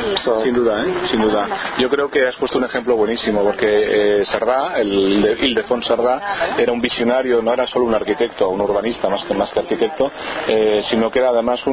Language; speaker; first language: Spanish; native; Spanish